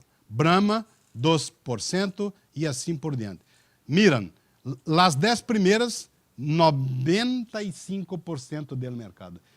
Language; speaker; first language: Spanish; non-native, learner; Portuguese